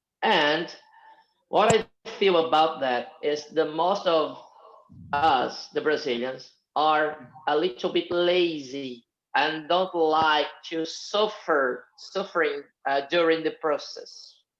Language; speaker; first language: English; non-native, fluent; Portuguese